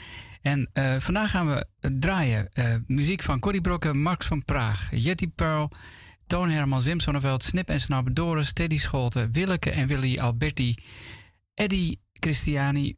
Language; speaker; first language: Dutch; native; Dutch